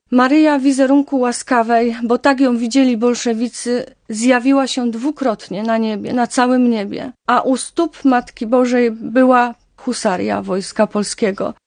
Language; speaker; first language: Polish; native; Polish